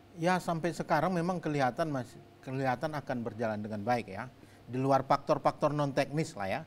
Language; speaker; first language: Indonesian; native; Indonesian